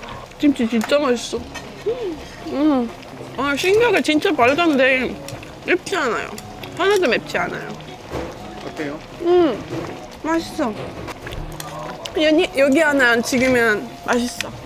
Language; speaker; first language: Korean; non-native, fluent; Estonian